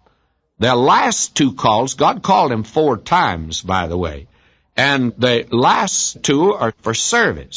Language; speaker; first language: English; native; English